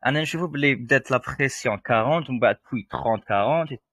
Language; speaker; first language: French; non-native, local second language; Arabic